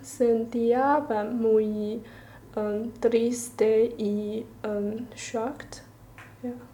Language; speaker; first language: Spanish; non-native, learner; Chinese